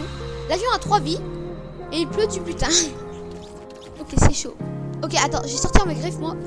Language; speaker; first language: French; native; French